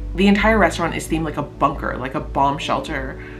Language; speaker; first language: English; native; English